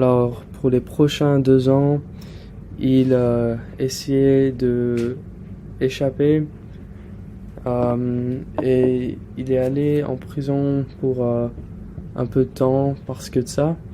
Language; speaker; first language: French; non-native, learner; English